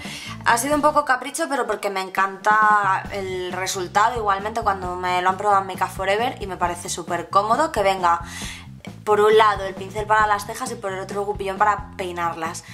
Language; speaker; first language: Spanish; native; Spanish